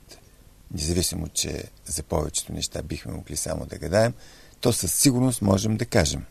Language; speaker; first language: Bulgarian; native; Bulgarian